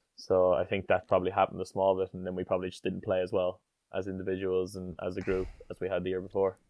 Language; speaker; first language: English; native; English